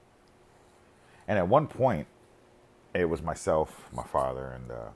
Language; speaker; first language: English; native; English